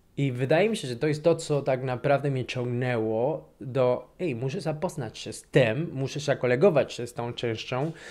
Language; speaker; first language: Polish; non-native, fluent; Spanish